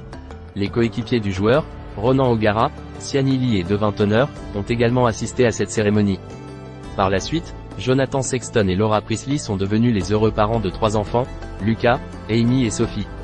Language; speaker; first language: French; native; French